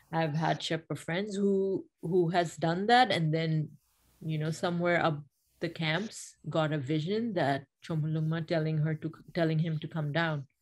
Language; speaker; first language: English; non-native, local second language; Bangla